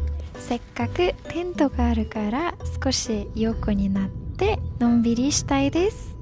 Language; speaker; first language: Japanese; non-native, fluent; English